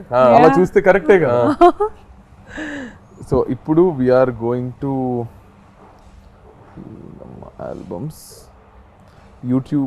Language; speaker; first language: Telugu; native; Telugu